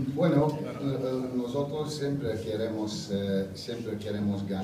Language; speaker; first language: Spanish; non-native, fluent; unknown